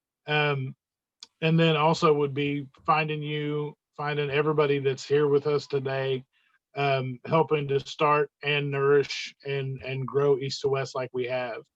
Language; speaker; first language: English; native; English